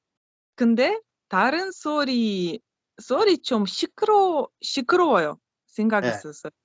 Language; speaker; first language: Korean; non-native, learner; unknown